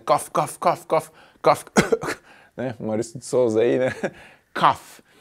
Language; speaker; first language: English; non-native, fluent; Portuguese